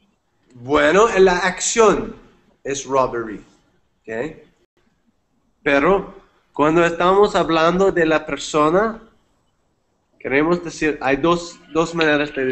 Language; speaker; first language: Spanish; non-native, fluent; English